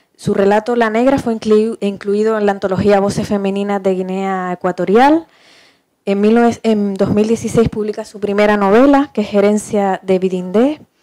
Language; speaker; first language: Spanish; native; Spanish